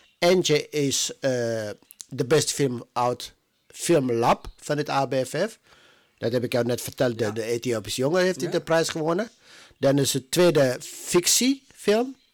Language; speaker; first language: Dutch; non-native, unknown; Amharic